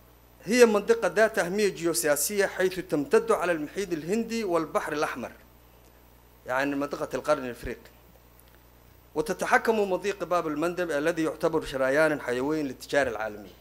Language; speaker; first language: Arabic; non-native, local second language; Somali